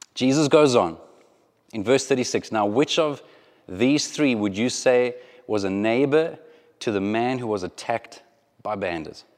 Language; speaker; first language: English; native; English